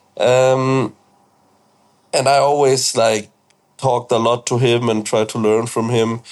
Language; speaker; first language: English; non-native, fluent; German